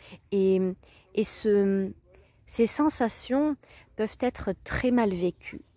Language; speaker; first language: French; native; French